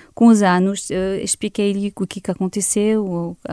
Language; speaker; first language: Portuguese; non-native, fluent; French